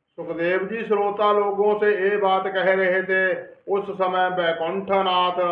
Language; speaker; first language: Hindi; non-native, local second language; Punjabi